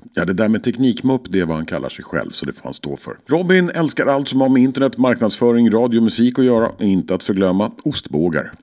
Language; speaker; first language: Swedish; native; Swedish